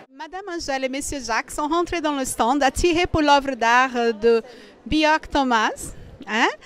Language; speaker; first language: French; non-native, fluent; Portuguese